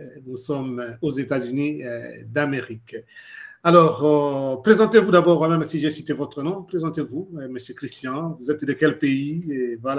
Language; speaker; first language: French; non-native, local second language; Lingala